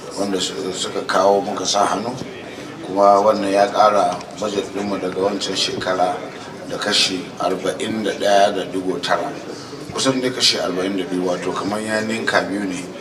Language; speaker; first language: Hausa; native; Hausa